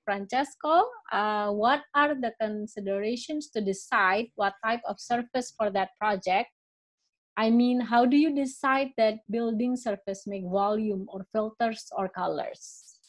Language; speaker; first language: English; non-native, fluent; Indonesian